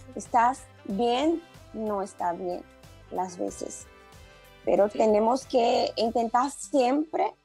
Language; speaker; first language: Spanish; non-native, learner; Portuguese